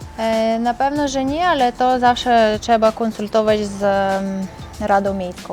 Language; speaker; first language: Polish; non-native, fluent; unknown